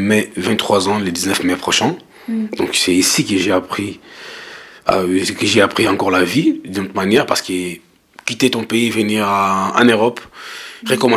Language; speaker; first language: French; non-native, local second language; Lingala